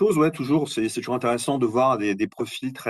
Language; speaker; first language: French; native; French